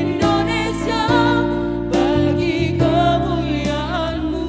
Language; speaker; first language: Indonesian; native; Indonesian